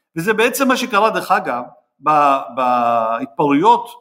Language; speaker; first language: Hebrew; native; Hebrew